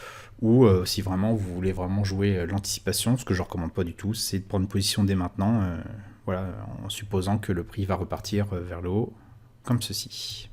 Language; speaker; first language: French; native; French